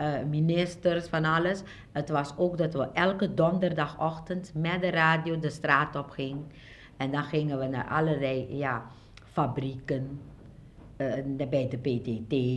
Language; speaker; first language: Dutch; non-native, local second language; Papiamento